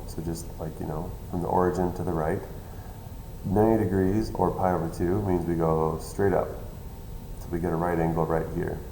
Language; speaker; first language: English; native; English